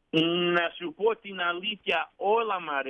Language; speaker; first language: Greek; early bilingual, heritage; Greek